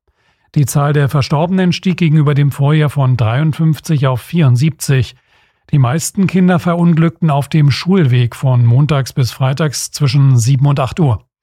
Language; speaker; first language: German; native; German